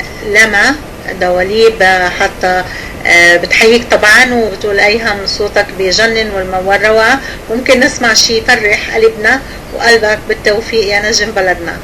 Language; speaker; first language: Arabic; native; Arabic